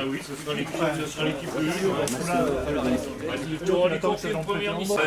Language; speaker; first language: French; native; French